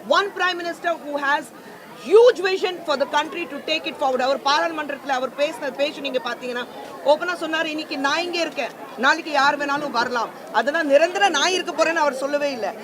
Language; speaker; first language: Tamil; non-native, fluent; Hindi